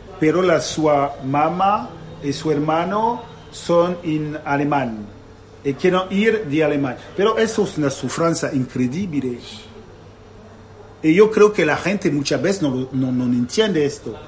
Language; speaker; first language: Spanish; non-native, learner; Italian